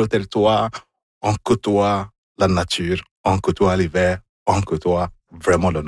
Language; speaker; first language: French; non-native, fluent; Igbo